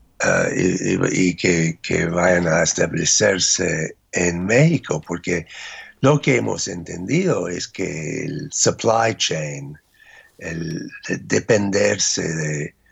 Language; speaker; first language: Spanish; non-native, fluent; English